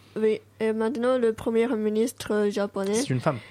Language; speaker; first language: French; non-native, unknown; Japanese